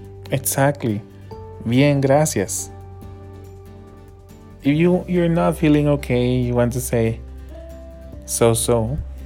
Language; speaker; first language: English; non-native, fluent; Spanish